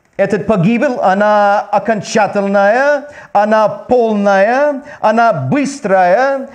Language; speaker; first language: Russian; non-native, learner; English